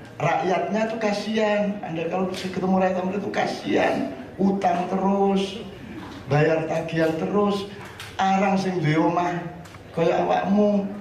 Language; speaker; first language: Indonesian; native; Indonesian